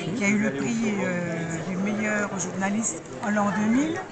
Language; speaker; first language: French; native; French